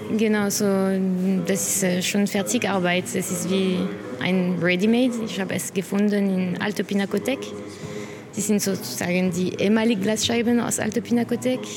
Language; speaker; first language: German; non-native, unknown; French